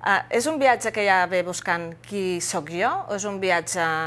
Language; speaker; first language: Catalan; native; Catalan